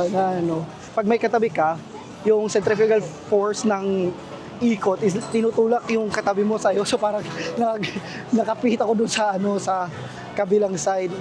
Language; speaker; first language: Filipino; native; Filipino